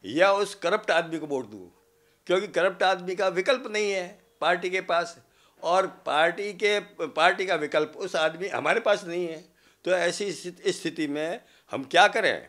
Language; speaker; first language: Hindi; native; Hindi